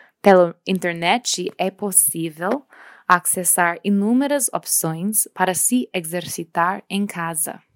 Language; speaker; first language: Portuguese; non-native, fluent; English